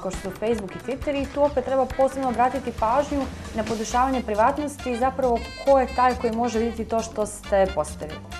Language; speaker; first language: Croatian; native; Croatian